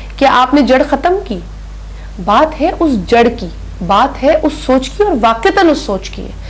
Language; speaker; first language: Urdu; non-native, local second language; Sindhi